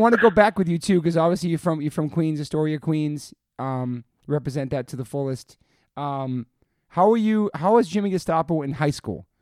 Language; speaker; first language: English; native; English